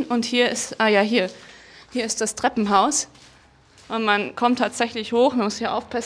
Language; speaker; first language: German; native; German